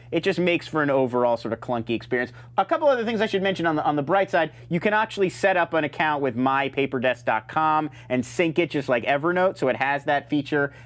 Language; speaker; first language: English; native; English